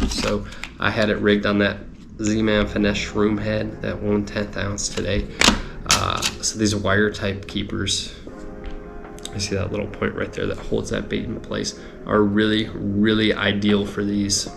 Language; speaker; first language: English; native; English